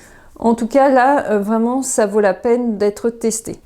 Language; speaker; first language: French; native; French